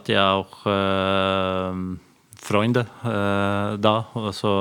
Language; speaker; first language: German; non-native, fluent; Norwegian